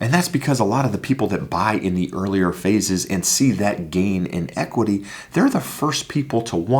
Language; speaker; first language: English; native; English